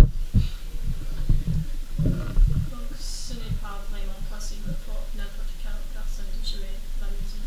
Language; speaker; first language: French; non-native, learner; English